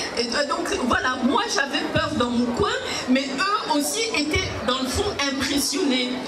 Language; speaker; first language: French; early bilingual, other home language; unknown